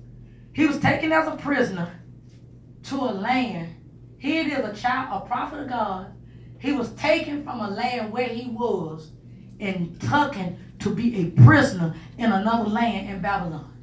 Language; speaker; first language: English; native; English